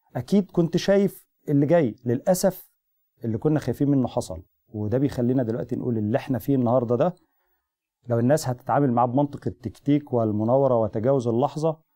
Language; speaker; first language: Arabic; native; Arabic